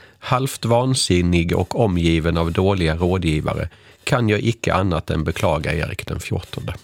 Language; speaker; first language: Swedish; native; Swedish